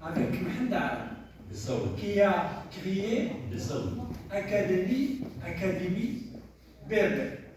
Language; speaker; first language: French; non-native, local second language; Tachelhit